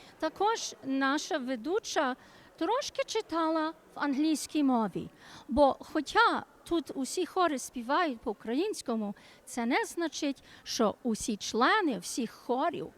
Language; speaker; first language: Ukrainian; early bilingual, heritage; Ukrainian